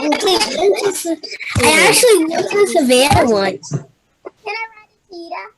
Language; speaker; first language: English; native; English